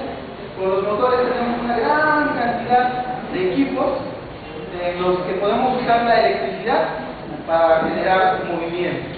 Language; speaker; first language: Spanish; native; Spanish